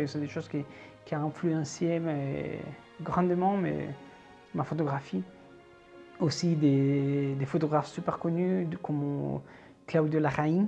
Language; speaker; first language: French; non-native, fluent; Spanish